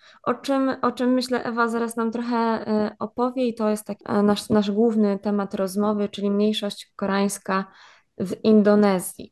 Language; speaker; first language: Polish; native; Polish